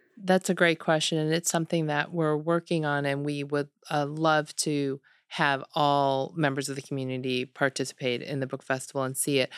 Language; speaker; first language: English; early bilingual, other home language; Korean